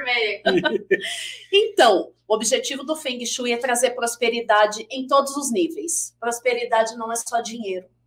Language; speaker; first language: Portuguese; native; Portuguese